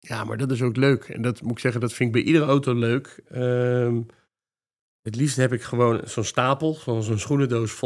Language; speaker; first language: Dutch; native; Dutch